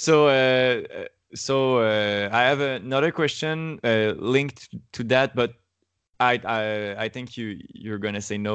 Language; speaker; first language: English; non-native, learner; French